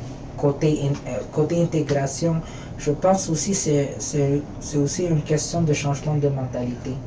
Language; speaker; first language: French; early bilingual, other home language; Filipino